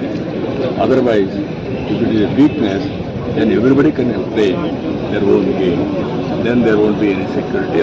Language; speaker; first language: English; non-native, local second language; Telugu